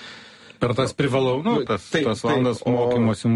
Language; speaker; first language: Lithuanian; native; Lithuanian